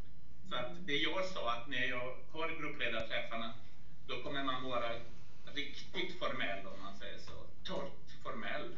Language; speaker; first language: Swedish; non-native, fluent; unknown